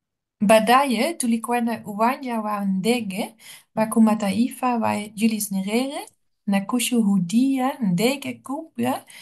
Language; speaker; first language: Swahili; non-native, learner; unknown